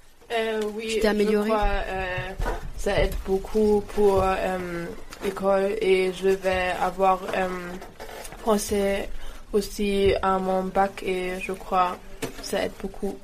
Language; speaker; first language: French; non-native, learner; German